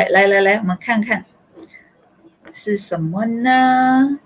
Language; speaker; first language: Chinese; non-native, local second language; Malay